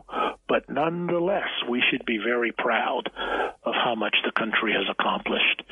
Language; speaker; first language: English; native; English